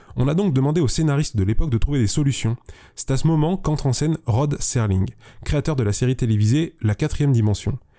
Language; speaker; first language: French; native; French